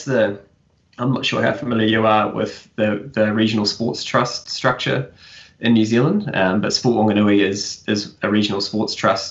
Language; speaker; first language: English; native; English